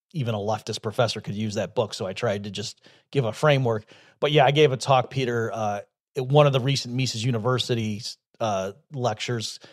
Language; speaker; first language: English; native; English